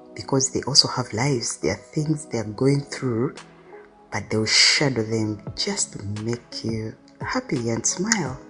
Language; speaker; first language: English; non-native, local second language; Ganda